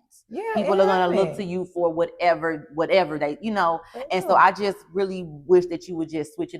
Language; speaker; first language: English; native; English